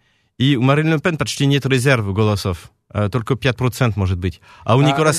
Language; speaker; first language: Russian; non-native, fluent; French